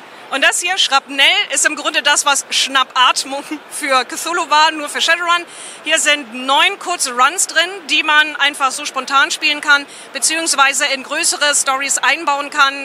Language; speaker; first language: German; native; German